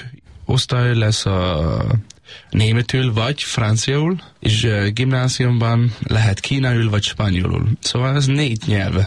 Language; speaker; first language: Hungarian; non-native, learner; Danish